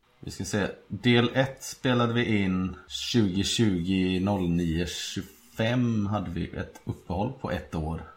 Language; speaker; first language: Swedish; native; Swedish